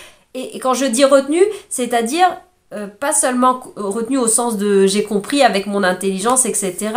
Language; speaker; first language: French; native; French